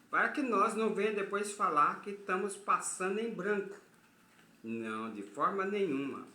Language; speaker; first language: Portuguese; native; Portuguese